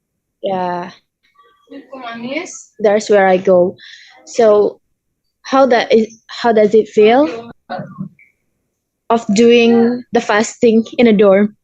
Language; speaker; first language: English; non-native, learner; Indonesian